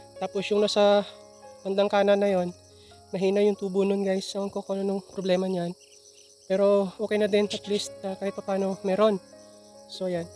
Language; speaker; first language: Filipino; non-native, local second language; Cebuano